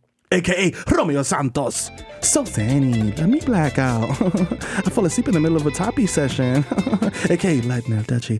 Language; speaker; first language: English; early bilingual, other home language; Spanish